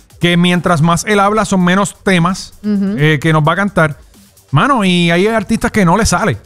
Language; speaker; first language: Spanish; native; Spanish